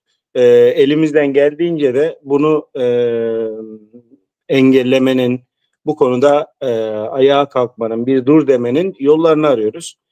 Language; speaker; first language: Turkish; early bilingual, heritage; Turkish